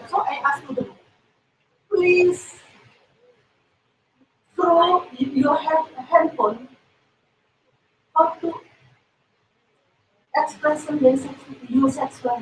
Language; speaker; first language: English; non-native, learner; Indonesian